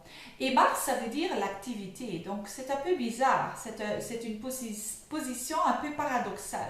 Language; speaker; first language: French; non-native, fluent; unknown